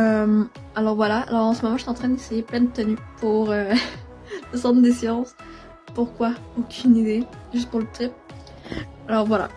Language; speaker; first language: French; native; French